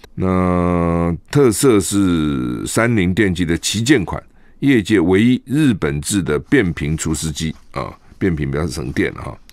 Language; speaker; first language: Chinese; native; Chinese